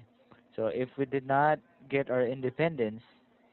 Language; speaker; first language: English; non-native, fluent; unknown